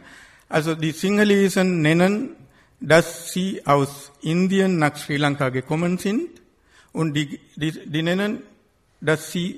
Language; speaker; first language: German; non-native, fluent; Sinhala